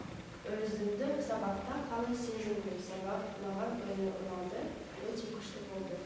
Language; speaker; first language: Kazakh; non-native, learner; Russian